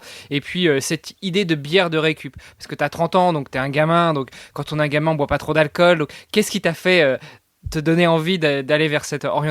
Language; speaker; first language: French; native; French